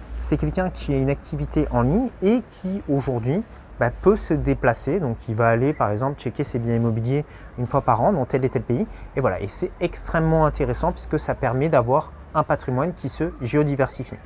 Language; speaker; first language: French; native; French